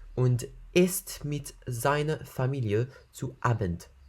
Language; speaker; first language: German; non-native, learner; English